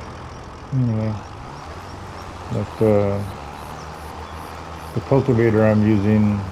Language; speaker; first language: English; native; English